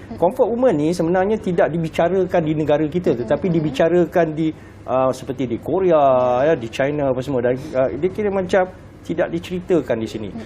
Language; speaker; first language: Malay; native; Malay